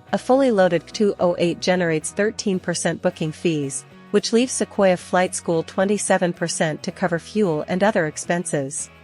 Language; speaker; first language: English; native; English